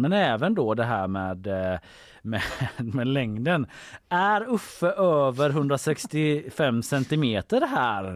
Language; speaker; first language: Swedish; native; Swedish